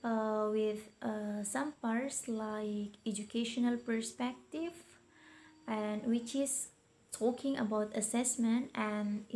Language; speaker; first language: English; non-native, learner; Indonesian